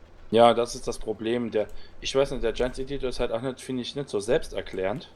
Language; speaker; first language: German; native; German